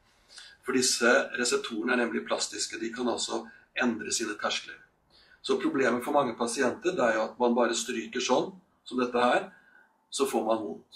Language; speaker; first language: Norwegian; native; Norwegian